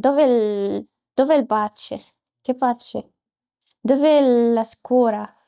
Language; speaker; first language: Italian; non-native, learner; Arabic